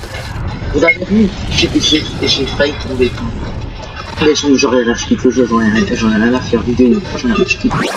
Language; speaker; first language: French; native; French